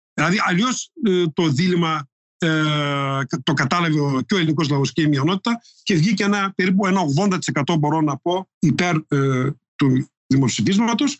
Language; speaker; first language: Greek; non-native, local second language; Turkish